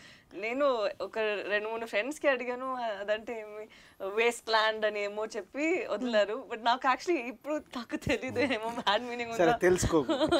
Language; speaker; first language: Telugu; non-native, learner; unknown